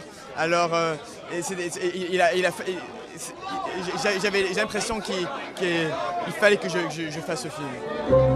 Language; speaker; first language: French; early bilingual, heritage; English